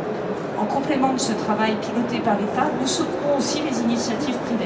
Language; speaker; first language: French; native; French